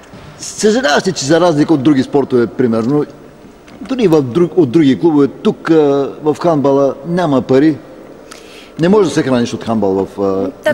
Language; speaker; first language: Bulgarian; native; Bulgarian